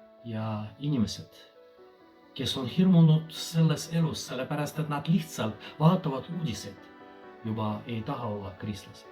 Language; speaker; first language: Estonian; non-native, fluent; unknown